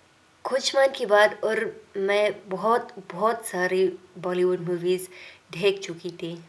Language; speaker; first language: Hindi; non-native, learner; English